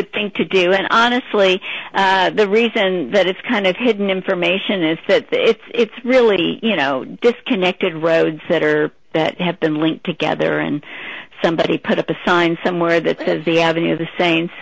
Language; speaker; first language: English; native; English